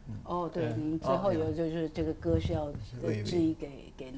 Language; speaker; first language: Chinese; native; Chinese